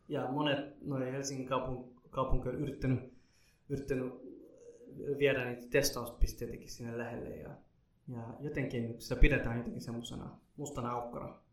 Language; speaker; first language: Finnish; early bilingual, other home language; Somali